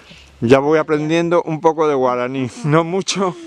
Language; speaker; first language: Spanish; native; Spanish